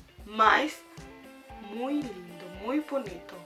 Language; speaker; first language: Portuguese; non-native, learner; French